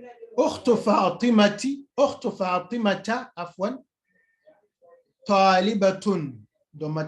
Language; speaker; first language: Arabic; non-native, fluent; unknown